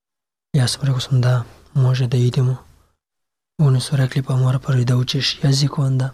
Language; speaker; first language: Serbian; non-native, learner; Pashto